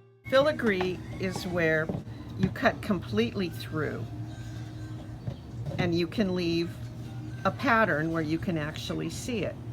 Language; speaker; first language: English; native; English